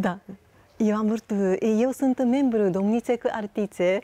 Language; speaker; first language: Romanian; non-native, fluent; Japanese